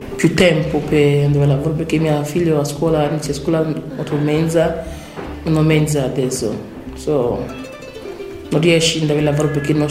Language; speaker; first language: Italian; non-native, learner; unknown